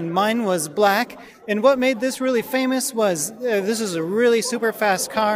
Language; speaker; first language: English; native; English